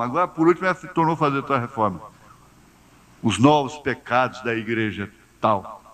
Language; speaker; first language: Portuguese; native; Portuguese